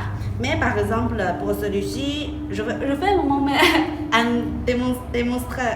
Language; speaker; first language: French; non-native, fluent; Chinese